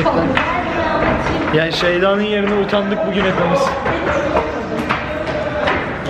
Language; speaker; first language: Turkish; native; Turkish